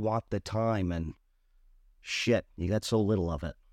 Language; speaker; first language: English; native; English